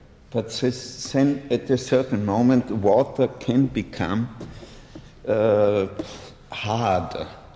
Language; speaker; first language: English; non-native, fluent; German